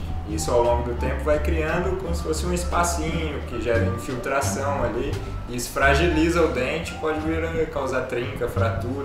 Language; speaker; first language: Portuguese; native; Portuguese